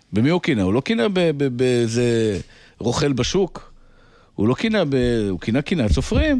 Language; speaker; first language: Hebrew; native; Hebrew